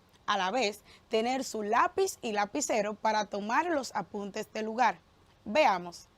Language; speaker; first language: Spanish; native; Spanish